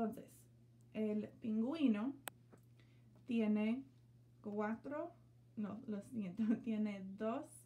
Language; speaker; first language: Spanish; non-native, learner; English